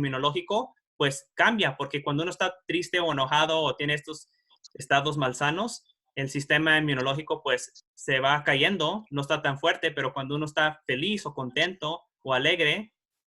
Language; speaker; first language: Spanish; early bilingual, heritage; Spanish